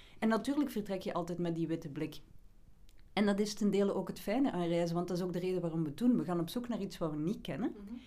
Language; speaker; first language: Dutch; native; Dutch